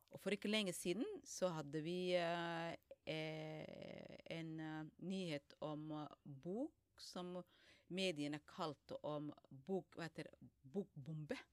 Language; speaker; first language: Norwegian; non-native, fluent; Somali